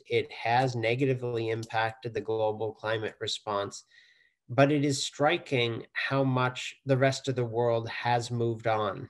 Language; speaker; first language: English; native; English